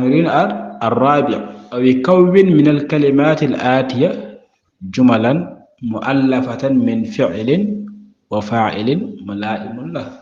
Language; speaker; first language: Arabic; non-native, fluent; Fula